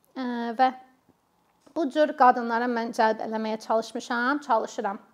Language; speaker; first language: Azerbaijani; non-native, fluent; English